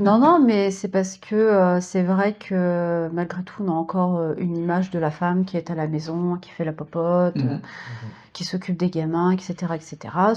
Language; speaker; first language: French; native; French